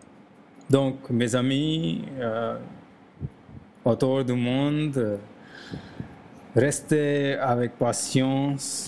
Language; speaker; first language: French; non-native, learner; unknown